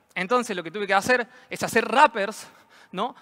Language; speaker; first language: Spanish; native; Spanish